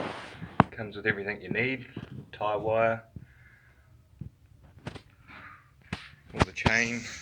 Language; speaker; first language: English; native; English